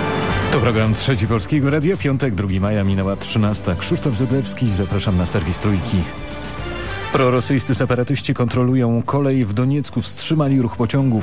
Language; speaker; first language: Polish; native; Polish